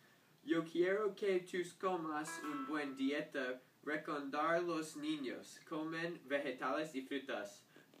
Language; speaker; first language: Spanish; non-native, learner; English